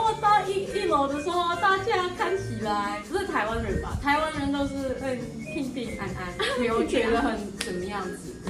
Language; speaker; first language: Chinese; non-native, fluent; Indonesian